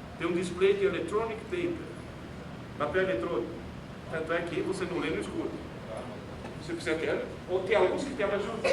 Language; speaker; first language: Portuguese; early bilingual, other home language; Italian